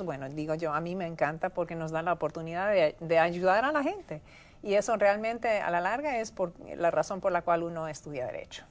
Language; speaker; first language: Spanish; native; Spanish